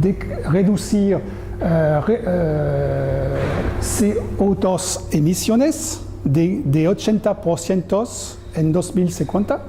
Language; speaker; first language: Spanish; non-native, learner; French